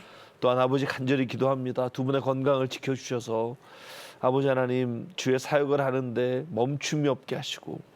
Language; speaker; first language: Korean; native; Korean